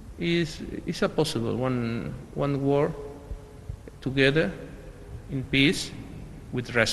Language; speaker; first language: English; non-native, learner; Spanish